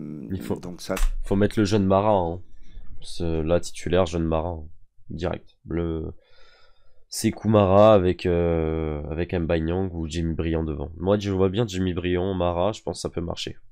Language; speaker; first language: French; native; French